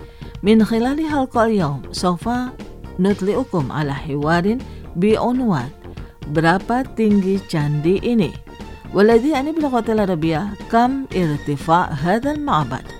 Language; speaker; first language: Arabic; non-native, fluent; Indonesian